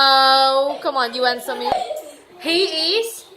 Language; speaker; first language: English; non-native, fluent; Vietnamese